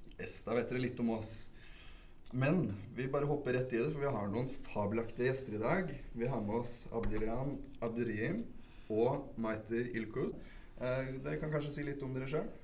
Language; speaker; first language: Norwegian; native; Norwegian